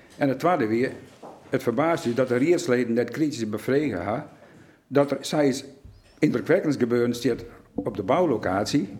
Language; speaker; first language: Dutch; non-native, local second language; Western Frisian